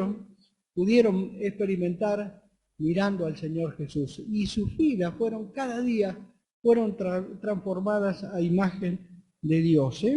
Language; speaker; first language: Spanish; native; Spanish